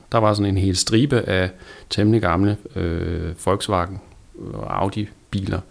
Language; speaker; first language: Danish; native; Danish